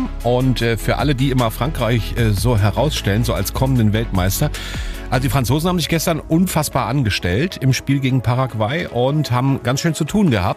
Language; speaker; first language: German; native; German